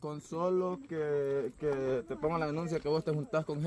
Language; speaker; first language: Spanish; native; Spanish